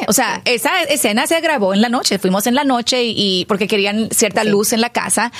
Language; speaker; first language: Spanish; early bilingual, heritage; Spanish